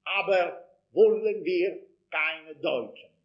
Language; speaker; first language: German; non-native, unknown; Italian